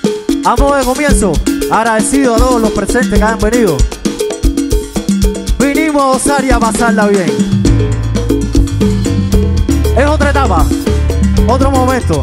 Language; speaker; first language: Spanish; native; Spanish